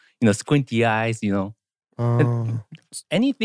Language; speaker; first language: English; non-native, fluent; Korean